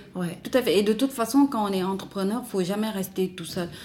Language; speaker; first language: French; non-native, local second language; Wolof